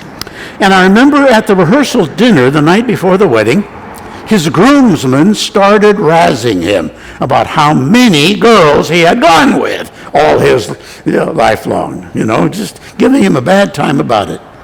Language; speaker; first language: English; native; English